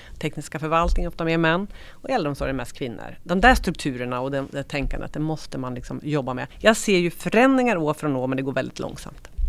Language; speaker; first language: Swedish; native; Swedish